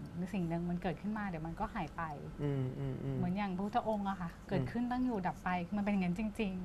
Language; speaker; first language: Thai; native; Thai